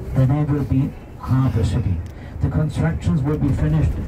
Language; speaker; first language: English; non-native, fluent; German